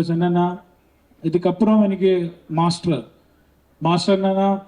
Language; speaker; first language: Tamil; non-native, learner; Malayalam